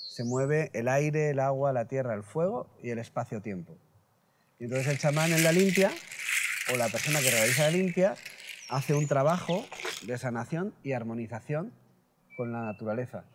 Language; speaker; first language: Spanish; native; Spanish